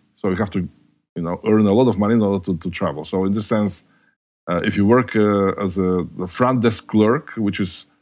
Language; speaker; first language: English; non-native, fluent; Bulgarian